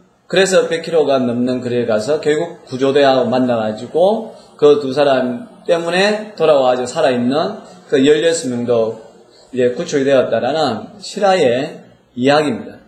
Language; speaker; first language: Korean; native; Korean